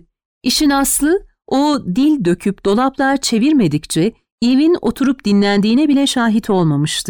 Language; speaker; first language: Turkish; native; Turkish